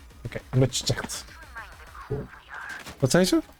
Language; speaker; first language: Dutch; native; Dutch